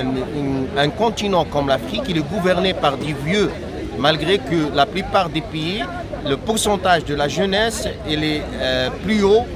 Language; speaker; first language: French; non-native, local second language; Arabic